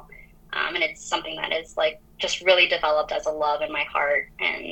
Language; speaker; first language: English; native; English